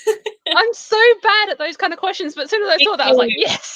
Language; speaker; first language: English; native; English